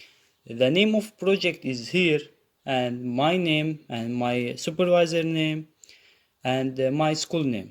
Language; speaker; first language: English; non-native, learner; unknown